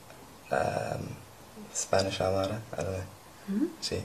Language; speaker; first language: Spanish; non-native, learner; English